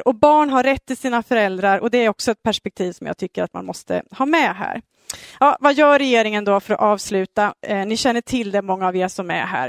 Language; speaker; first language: Swedish; native; Swedish